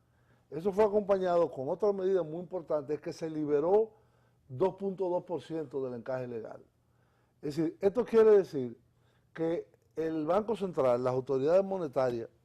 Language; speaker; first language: Spanish; native; Spanish